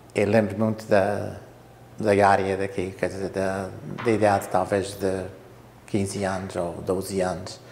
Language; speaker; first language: Portuguese; early bilingual, heritage; English